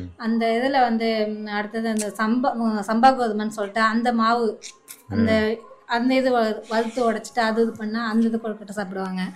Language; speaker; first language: Tamil; native; Tamil